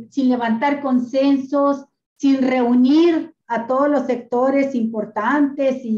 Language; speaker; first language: Spanish; native; Spanish